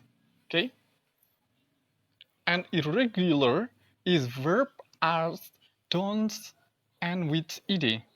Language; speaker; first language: English; non-native, learner; Indonesian